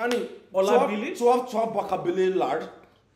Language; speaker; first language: Turkish; non-native, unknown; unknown